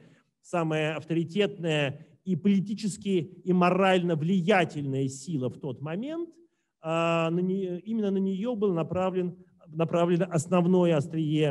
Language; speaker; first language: Russian; native; Russian